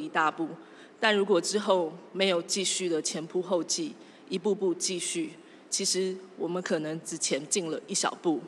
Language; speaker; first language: Chinese; native; Chinese